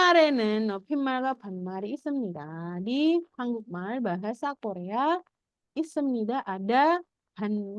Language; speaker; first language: Korean; non-native, fluent; Indonesian